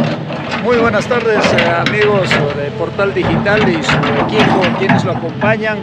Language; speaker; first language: Spanish; native; Spanish